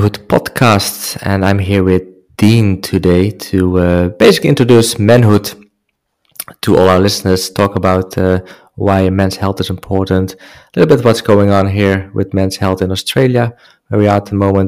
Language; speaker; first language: English; non-native, fluent; Dutch